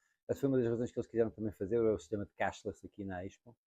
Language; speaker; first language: Portuguese; native; Portuguese